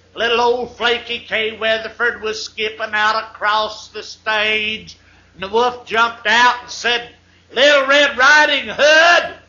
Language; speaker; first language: English; native; English